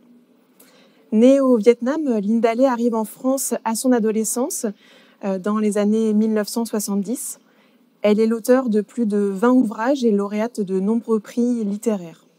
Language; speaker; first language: French; native; French